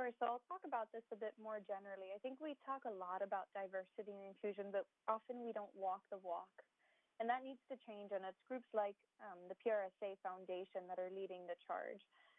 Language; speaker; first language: English; native; English